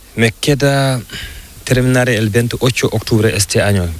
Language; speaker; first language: Spanish; non-native, learner; Fula